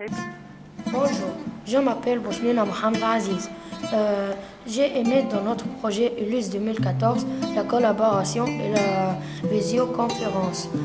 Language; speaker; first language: French; non-native, learner; Arabic